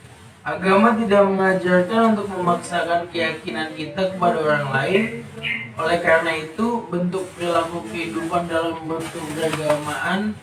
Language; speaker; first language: Indonesian; native; Indonesian